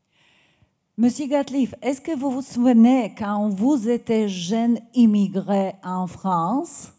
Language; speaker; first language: French; non-native, learner; Polish